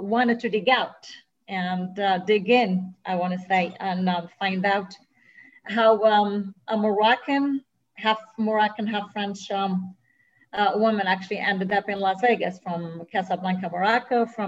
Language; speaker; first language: English; non-native, fluent; Arabic